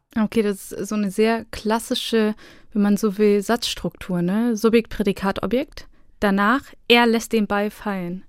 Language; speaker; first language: German; early bilingual, other home language; Bosnian